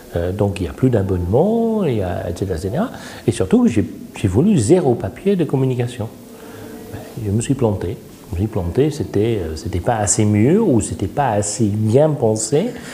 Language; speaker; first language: French; non-native, fluent; English